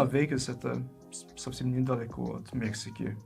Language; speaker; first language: Russian; non-native, fluent; English